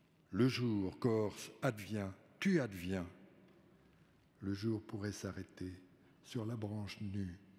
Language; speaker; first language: French; early bilingual, other home language; Spanish